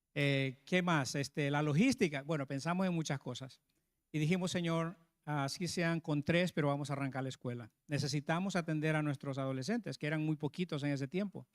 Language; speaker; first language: Spanish; native; Spanish